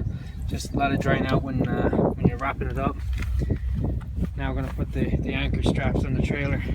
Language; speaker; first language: English; native; English